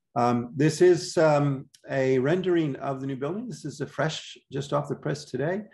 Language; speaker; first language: English; native; English